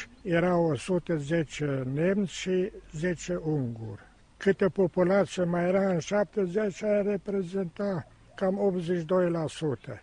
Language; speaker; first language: Romanian; non-native, local second language; German